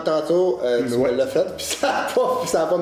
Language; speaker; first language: French; native; French